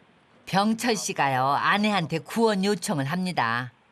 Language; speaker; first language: Korean; native; Korean